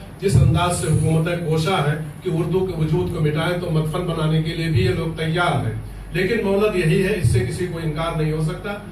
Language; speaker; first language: Urdu; native; Urdu